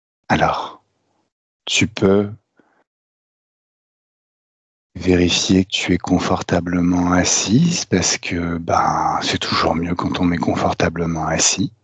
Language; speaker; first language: French; native; French